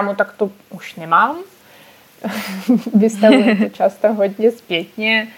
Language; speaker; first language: Czech; non-native, fluent; Russian